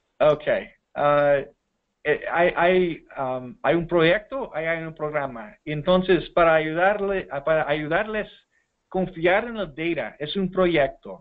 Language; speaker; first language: Spanish; non-native, fluent; English